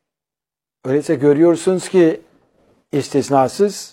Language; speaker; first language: Turkish; native; Turkish